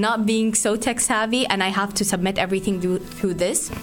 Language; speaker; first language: English; non-native, fluent; Arabic